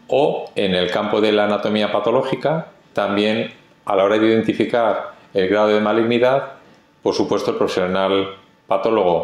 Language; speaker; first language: Spanish; native; Spanish